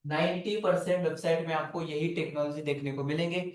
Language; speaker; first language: Hindi; non-native, local second language; Marathi